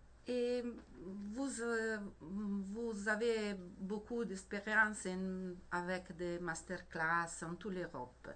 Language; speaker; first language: French; non-native, learner; Italian